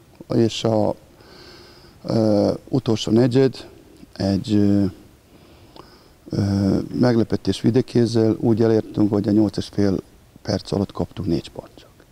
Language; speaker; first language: Hungarian; non-native, learner; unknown